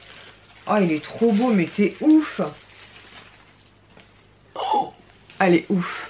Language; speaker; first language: French; native; French